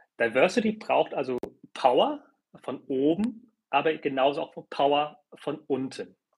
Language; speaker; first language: German; early bilingual, other home language; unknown